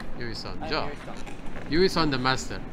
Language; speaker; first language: Japanese; non-native, learner; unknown